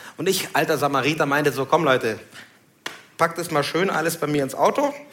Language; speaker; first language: German; early bilingual, other home language; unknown